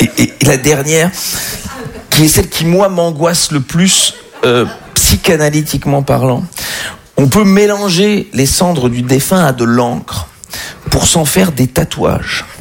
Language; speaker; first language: French; native; French